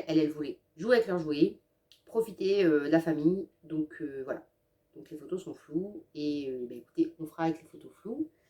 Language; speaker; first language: French; native; French